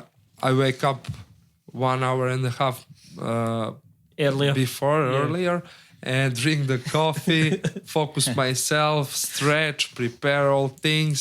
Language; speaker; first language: English; non-native, learner; Serbian